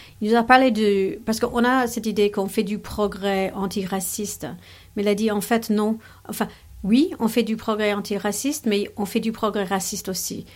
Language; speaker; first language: French; non-native, fluent; English